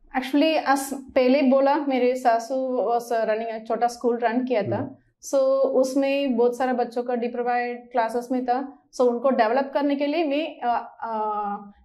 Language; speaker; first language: Hindi; non-native, local second language; Malayalam